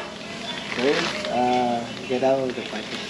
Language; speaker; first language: English; non-native, learner; Spanish